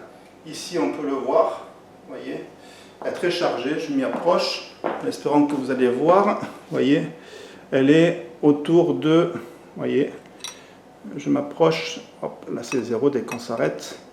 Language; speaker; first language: French; native; French